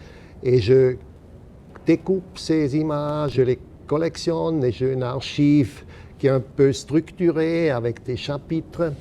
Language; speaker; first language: French; non-native, fluent; German